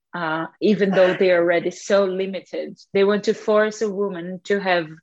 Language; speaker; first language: English; non-native, fluent; Portuguese